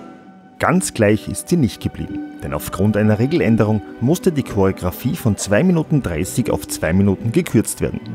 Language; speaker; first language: German; native; German